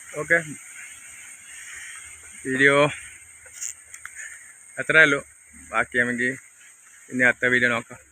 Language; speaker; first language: Malayalam; non-native, learner; Assamese